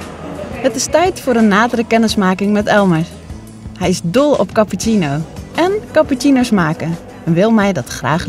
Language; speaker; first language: Dutch; native; Dutch